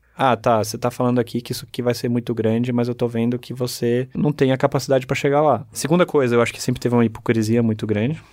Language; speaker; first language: Portuguese; early bilingual, other home language; German